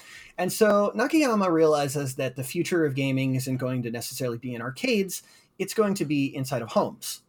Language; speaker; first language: English; native; English